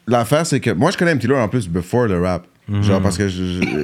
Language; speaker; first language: French; native; French